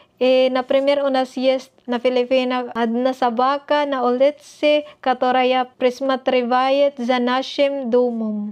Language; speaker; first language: Russian; non-native, learner; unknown